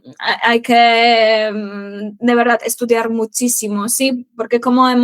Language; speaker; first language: Spanish; non-native, fluent; Polish